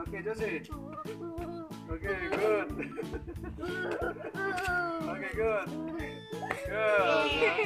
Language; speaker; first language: English; non-native, learner; Indonesian